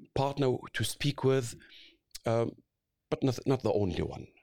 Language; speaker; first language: English; non-native, fluent; Arabic